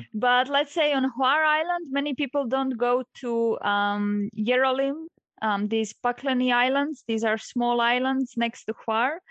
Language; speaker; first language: English; non-native, fluent; Croatian